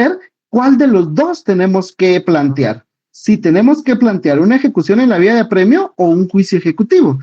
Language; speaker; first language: Spanish; native; Spanish